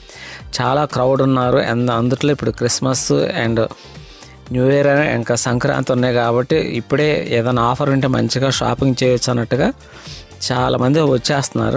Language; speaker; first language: Telugu; native; Telugu